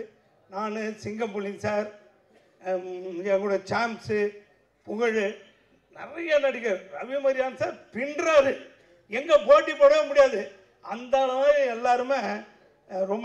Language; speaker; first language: Tamil; native; Tamil